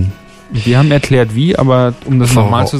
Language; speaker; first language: German; native; German